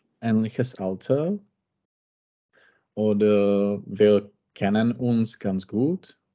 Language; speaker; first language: German; non-native, learner; Czech